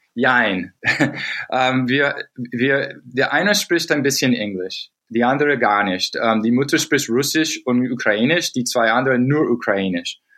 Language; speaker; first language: German; non-native, fluent; English